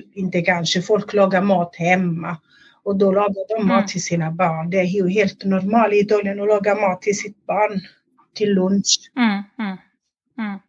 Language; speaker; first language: Swedish; non-native, fluent; Italian